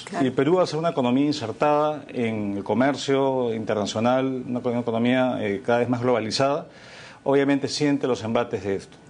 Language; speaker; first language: Spanish; native; Spanish